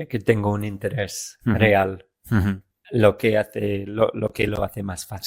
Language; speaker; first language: Spanish; non-native, fluent; English